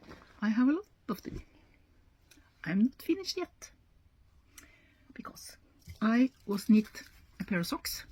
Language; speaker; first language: English; non-native, learner; Norwegian